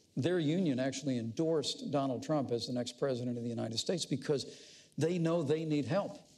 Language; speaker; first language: English; native; English